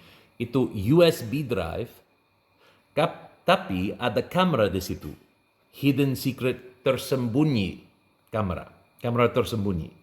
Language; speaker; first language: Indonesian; non-native, learner; English